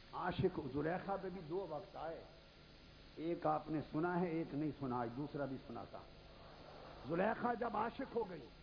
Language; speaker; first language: Urdu; non-native, local second language; Punjabi